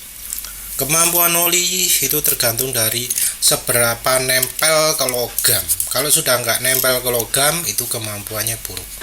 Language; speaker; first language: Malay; non-native, local second language; Javanese